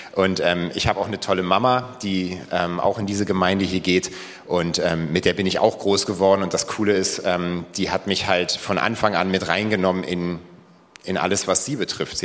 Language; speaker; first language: German; native; German